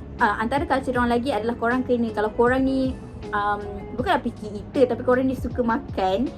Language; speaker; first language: Malay; native; Malay